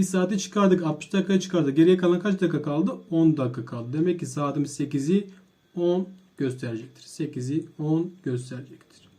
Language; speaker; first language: Turkish; native; Turkish